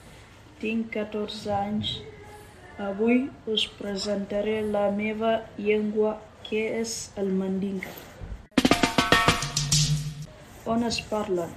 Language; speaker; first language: Catalan; early bilingual, other home language; Mandingo